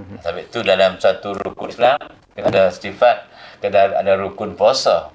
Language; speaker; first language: Malay; non-native, fluent; Thai